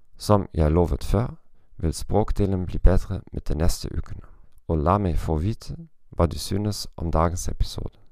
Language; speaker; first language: Norwegian; non-native, learner; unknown